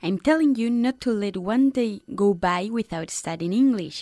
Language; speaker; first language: English; non-native, fluent; Spanish